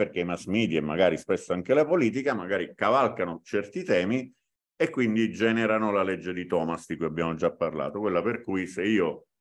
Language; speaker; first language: Italian; native; Italian